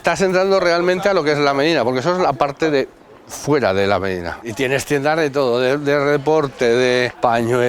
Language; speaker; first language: Spanish; native; Spanish